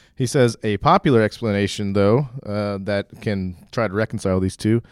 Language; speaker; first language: English; native; English